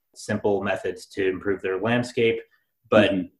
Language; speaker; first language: English; native; English